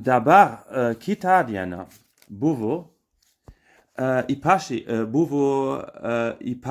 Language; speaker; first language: Lithuanian; non-native, learner; German